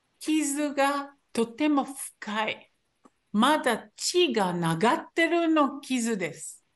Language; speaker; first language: Japanese; non-native, fluent; Hebrew